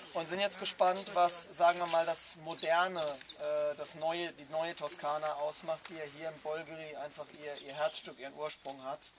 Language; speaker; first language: German; native; German